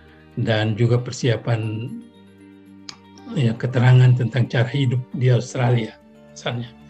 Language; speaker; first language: Indonesian; non-native, local second language; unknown